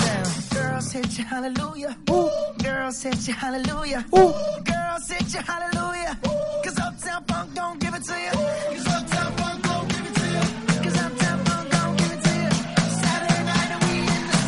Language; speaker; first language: English; non-native, fluent; Spanish